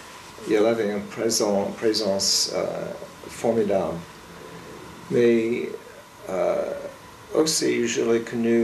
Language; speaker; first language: French; non-native, fluent; English